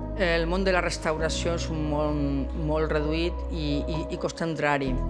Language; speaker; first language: Catalan; non-native, local second language; Spanish